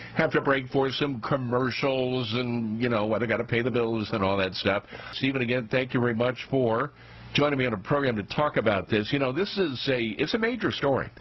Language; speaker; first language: English; native; English